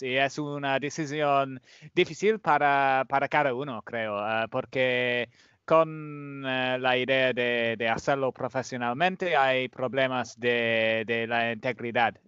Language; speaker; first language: Spanish; non-native, fluent; English